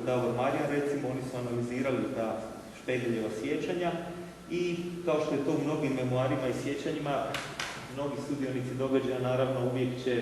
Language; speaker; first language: Croatian; native; Croatian